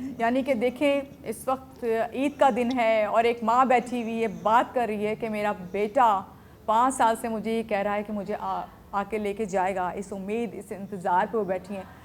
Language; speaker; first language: Urdu; native; Urdu